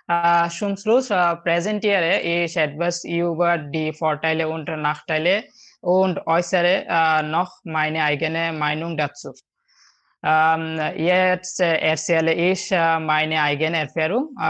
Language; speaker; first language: German; non-native, learner; Bangla